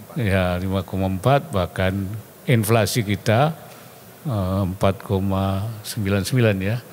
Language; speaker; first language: Indonesian; native; Indonesian